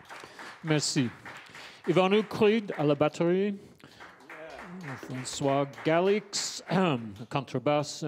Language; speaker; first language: French; non-native, learner; English